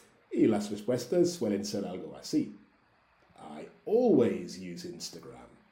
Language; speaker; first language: Spanish; native; Spanish